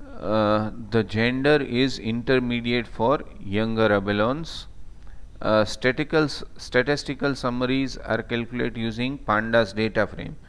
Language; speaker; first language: English; non-native, local second language; Gujarati